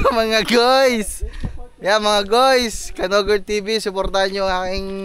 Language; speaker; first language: Filipino; native; Filipino